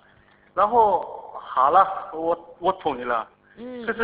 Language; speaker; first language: Chinese; non-native, fluent; Korean